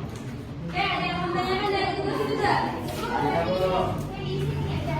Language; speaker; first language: Indonesian; native; Indonesian